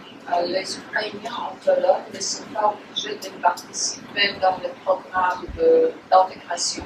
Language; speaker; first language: French; non-native, fluent; Polish